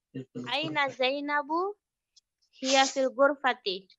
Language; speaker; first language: Arabic; non-native, learner; Indonesian